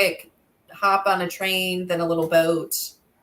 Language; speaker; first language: English; native; English